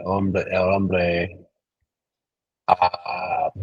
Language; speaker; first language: Spanish; non-native, learner; English